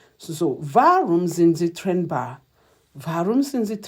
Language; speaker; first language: German; non-native, fluent; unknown